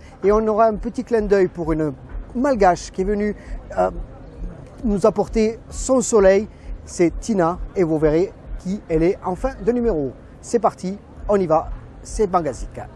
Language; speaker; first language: French; native; French